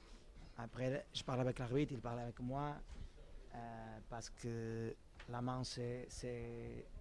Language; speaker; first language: French; non-native, learner; Portuguese